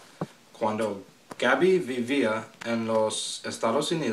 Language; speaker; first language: Spanish; non-native, learner; English